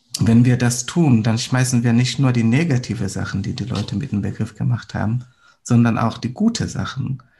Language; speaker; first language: German; non-native, fluent; Swahili